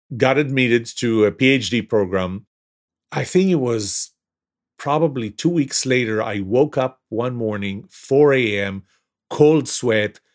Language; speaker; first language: English; non-native, fluent; Hebrew